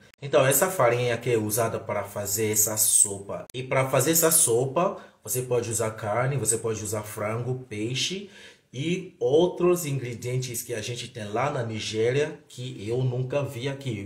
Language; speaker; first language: Portuguese; non-native, fluent; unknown